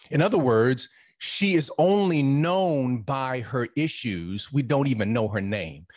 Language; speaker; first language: English; native; English